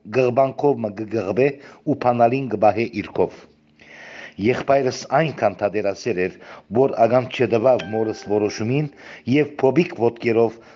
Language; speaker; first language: Armenian; early bilingual, heritage; Armenian